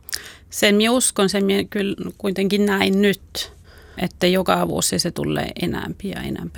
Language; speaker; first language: Finnish; non-native, local second language; Swedish